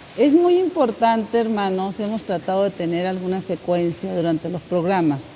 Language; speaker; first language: Spanish; native; Spanish